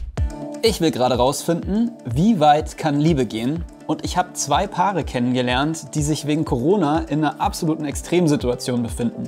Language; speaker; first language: German; native; German